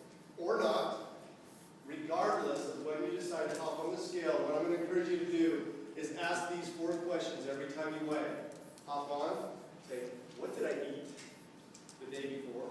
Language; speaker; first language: English; native; English